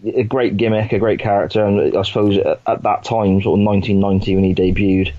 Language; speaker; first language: English; native; English